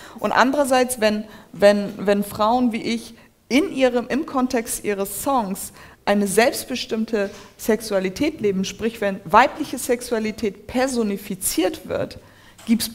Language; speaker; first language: German; early bilingual, other home language; Turkish